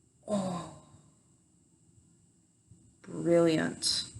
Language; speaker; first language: English; native; English